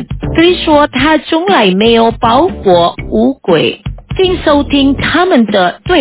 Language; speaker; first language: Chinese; non-native, fluent; Indonesian